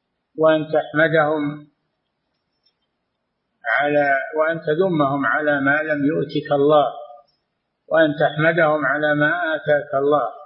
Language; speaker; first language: Arabic; native; Arabic